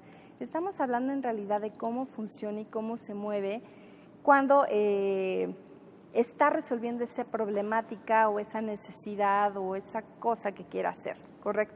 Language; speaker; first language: Spanish; native; Spanish